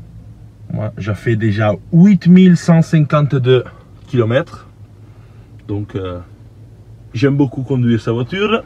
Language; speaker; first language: French; non-native, learner; Italian